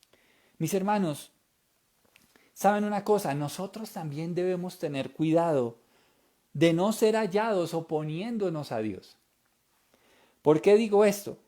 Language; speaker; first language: Spanish; native; Spanish